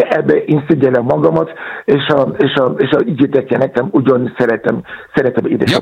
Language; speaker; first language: Hungarian; non-native, fluent; Yoruba